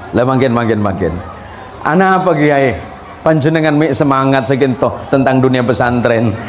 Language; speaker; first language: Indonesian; non-native, local second language; Madurese